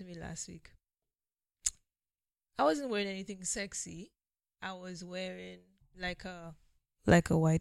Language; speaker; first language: English; native; English